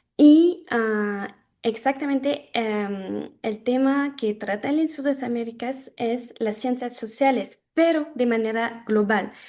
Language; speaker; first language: Spanish; non-native, fluent; French